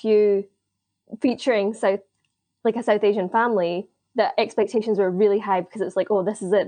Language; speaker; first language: English; native; English